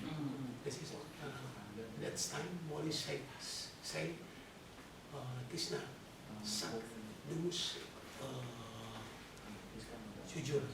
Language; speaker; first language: English; non-native, learner; Sundanese